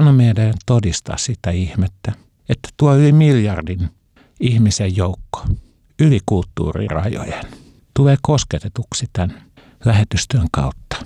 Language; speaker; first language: Finnish; native; Finnish